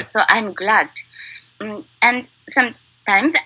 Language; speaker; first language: English; non-native, learner; Japanese